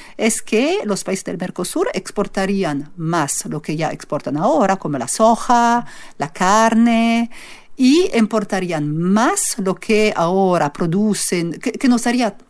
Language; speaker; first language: Spanish; non-native, fluent; Italian